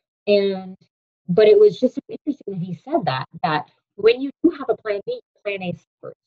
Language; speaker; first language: English; native; English